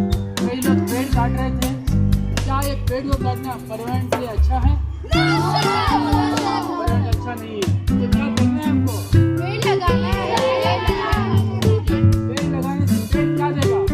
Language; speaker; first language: Hindi; non-native, local second language; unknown